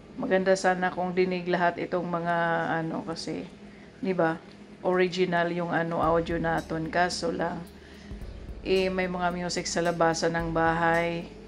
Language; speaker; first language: Filipino; non-native, local second language; Cebuano